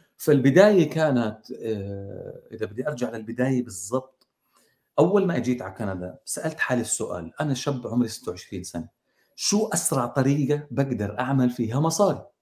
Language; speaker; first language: Arabic; native; Arabic